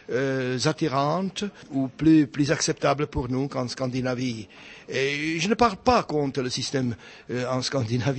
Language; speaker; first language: French; non-native, fluent; Czech